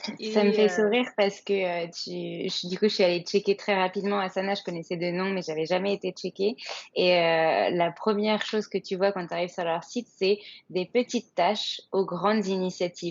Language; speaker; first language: French; native; French